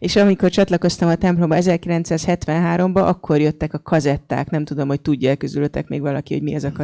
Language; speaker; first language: Hungarian; native; Hungarian